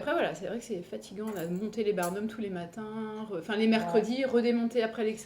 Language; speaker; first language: French; native; French